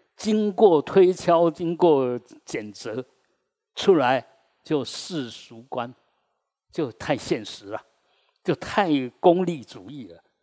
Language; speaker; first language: Chinese; native; Chinese